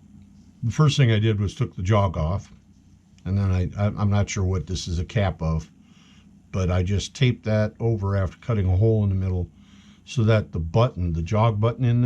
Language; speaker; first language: English; native; English